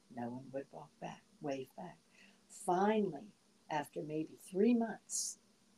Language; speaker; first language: English; native; English